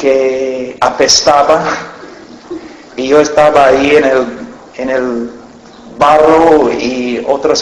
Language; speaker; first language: Spanish; non-native, fluent; English